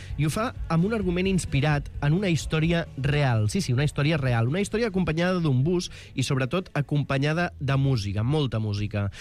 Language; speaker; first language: Catalan; native; Catalan